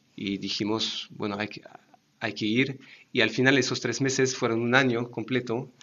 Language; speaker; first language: Spanish; non-native, fluent; French